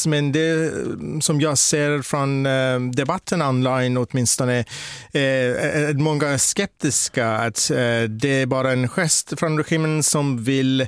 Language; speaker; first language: Swedish; non-native, fluent; Persian